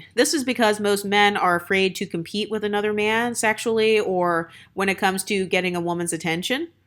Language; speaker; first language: English; native; English